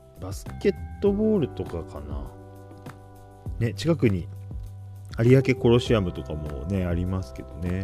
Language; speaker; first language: Japanese; native; Japanese